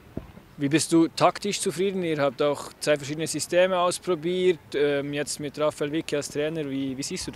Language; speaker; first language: German; native; German